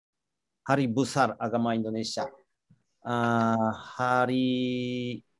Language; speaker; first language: Indonesian; non-native, fluent; Japanese